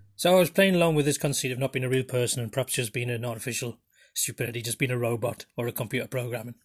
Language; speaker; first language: English; native; English